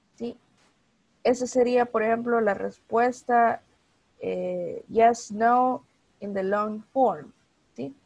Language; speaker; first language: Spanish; native; Spanish